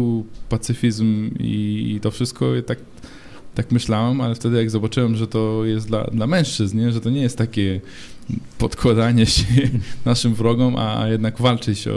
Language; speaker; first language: Polish; non-native, fluent; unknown